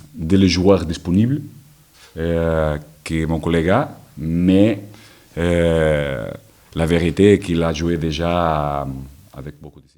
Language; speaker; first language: French; non-native, learner; Portuguese